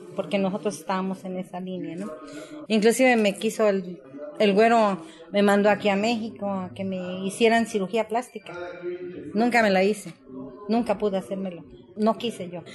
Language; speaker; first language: Spanish; native; Spanish